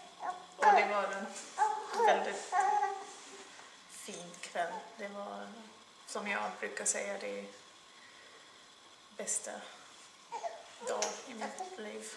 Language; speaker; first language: Swedish; non-native, fluent; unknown